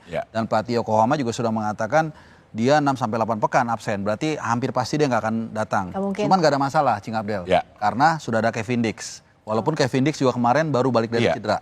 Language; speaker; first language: Indonesian; native; Indonesian